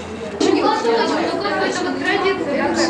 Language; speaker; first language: Russian; native; Russian